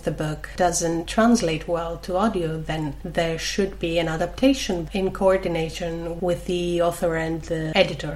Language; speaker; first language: English; non-native, fluent; Greek